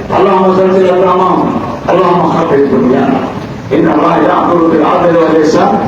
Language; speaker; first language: Arabic; non-native, fluent; Bangla